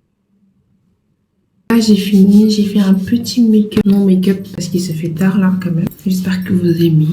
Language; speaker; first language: French; non-native, local second language; Wolof